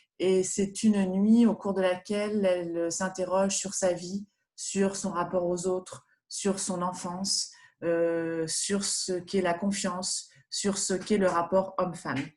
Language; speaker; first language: French; native; French